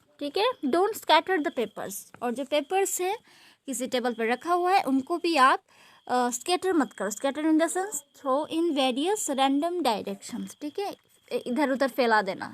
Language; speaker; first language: Hindi; non-native, local second language; Bangla